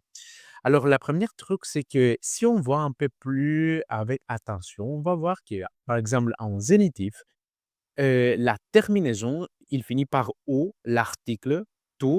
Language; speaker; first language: French; non-native, learner; Greek